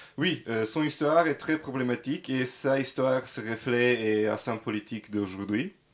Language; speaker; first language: French; non-native, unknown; Serbian